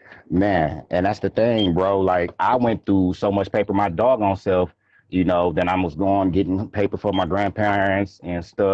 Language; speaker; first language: English; native; English